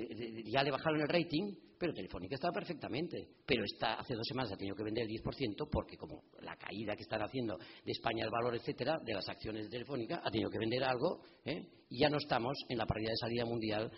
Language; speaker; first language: Spanish; native; Spanish